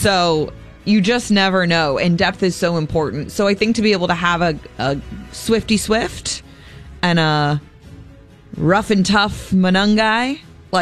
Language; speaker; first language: English; native; English